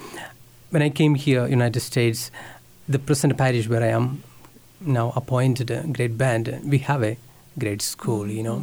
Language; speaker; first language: English; non-native, local second language; Malayalam